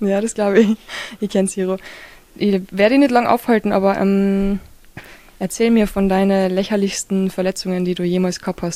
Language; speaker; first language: German; native; German